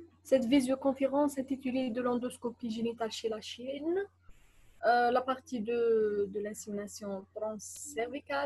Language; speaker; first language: French; non-native, local second language; Arabic